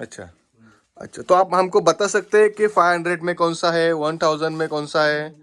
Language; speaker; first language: Hindi; non-native, local second language; Marathi